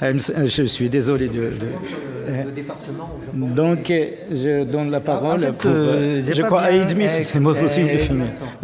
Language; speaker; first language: French; non-native, fluent; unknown